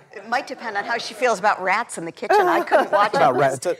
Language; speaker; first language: English; early bilingual, other home language; Russian